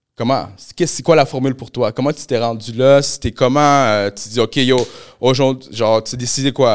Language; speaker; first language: French; early bilingual, other home language; Spanish